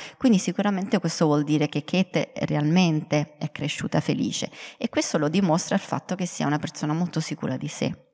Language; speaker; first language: Italian; native; Italian